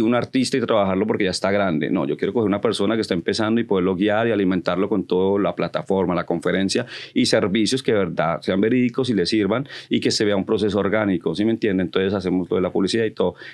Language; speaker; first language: Spanish; early bilingual, heritage; Spanish